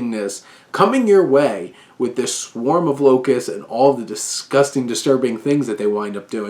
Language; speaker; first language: English; native; English